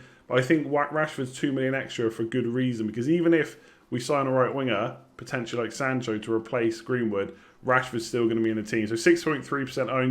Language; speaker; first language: English; native; English